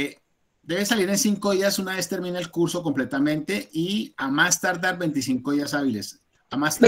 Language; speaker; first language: Spanish; native; Spanish